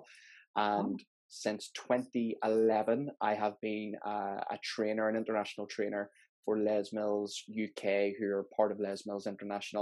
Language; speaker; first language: English; native; English